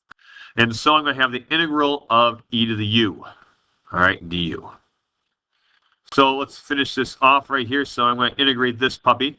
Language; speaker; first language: English; native; English